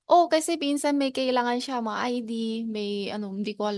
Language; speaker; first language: Filipino; non-native, learner; Chinese